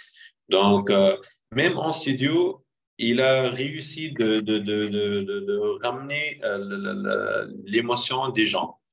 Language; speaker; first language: French; non-native, fluent; Arabic